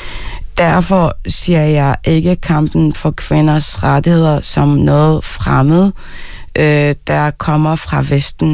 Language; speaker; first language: Danish; non-native, fluent; Arabic